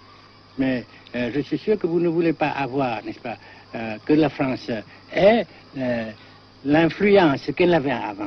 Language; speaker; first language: French; non-native, fluent; Vietnamese